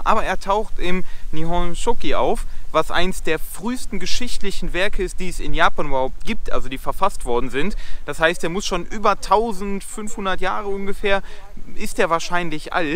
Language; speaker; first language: German; native; German